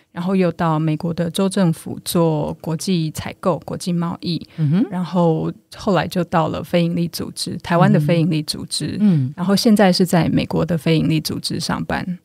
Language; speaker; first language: Chinese; native; Chinese